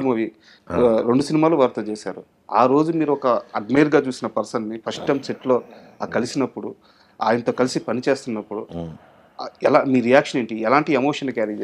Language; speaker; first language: Telugu; native; Telugu